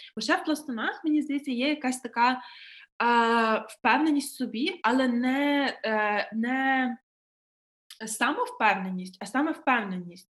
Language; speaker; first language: Ukrainian; native; Ukrainian